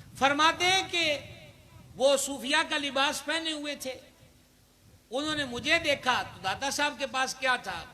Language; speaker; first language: Urdu; non-native, local second language; Punjabi